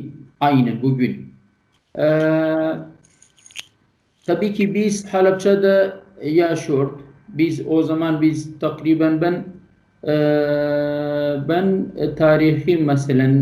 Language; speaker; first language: Turkish; non-native, learner; Kurdish